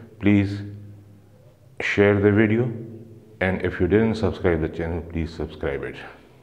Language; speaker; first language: English; non-native, local second language; Urdu